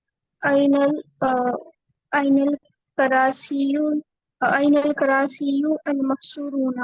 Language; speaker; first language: Arabic; non-native, learner; Hindi